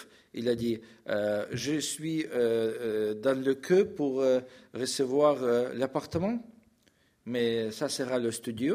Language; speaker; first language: French; non-native, fluent; Russian